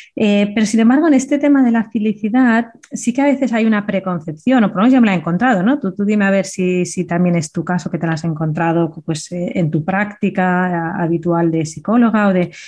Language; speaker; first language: Spanish; native; Spanish